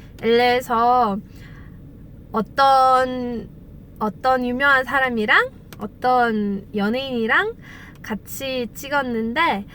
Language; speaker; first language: Korean; non-native, fluent; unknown